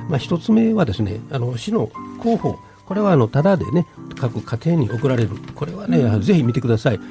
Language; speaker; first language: Japanese; native; Japanese